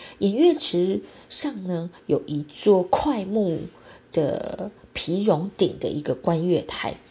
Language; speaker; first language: Chinese; native; Chinese